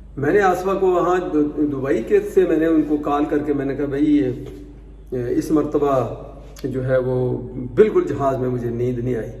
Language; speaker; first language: Urdu; native; Urdu